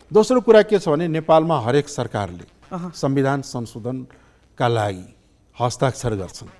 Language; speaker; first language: Nepali; non-native, local second language; Maithili